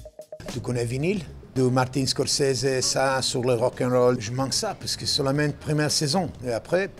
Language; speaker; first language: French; non-native, learner; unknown